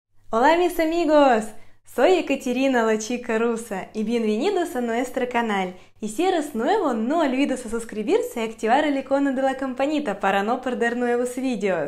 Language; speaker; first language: Spanish; non-native, fluent; Russian